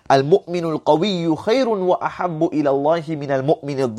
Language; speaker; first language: Arabic; non-native, fluent; English